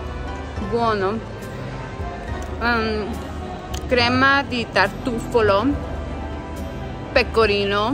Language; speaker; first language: Italian; non-native, learner; English